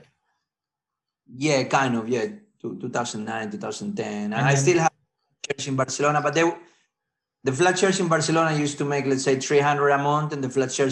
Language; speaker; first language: English; non-native, fluent; Spanish